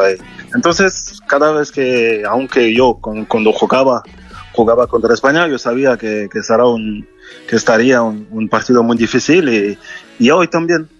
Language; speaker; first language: Spanish; non-native, learner; French